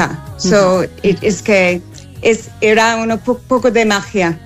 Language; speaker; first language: Spanish; non-native, fluent; English